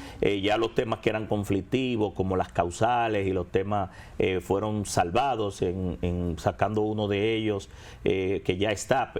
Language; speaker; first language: Spanish; native; Spanish